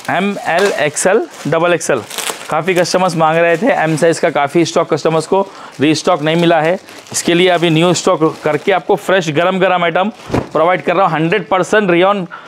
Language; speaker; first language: Hindi; non-native, local second language; Urdu